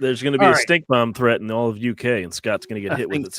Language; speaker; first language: English; native; English